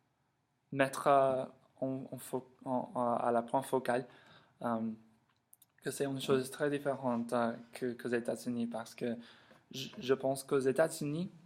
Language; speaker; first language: French; non-native, learner; English